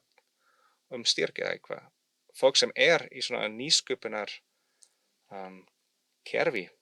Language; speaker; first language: Icelandic; non-native, learner; German